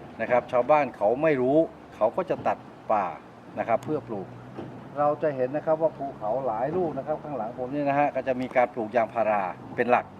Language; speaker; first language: Thai; native; Thai